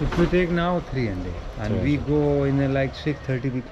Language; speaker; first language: English; non-native, learner; Hindi